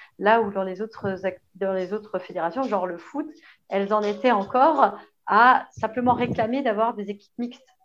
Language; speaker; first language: French; native; French